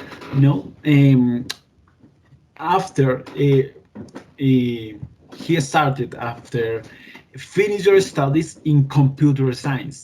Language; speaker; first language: English; non-native, learner; Spanish